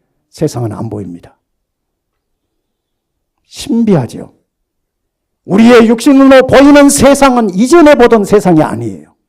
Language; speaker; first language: Korean; native; Korean